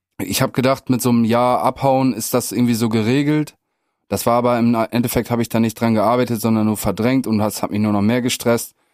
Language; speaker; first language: German; native; German